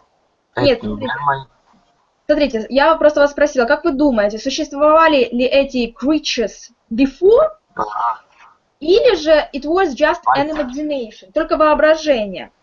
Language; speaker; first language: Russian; native; Russian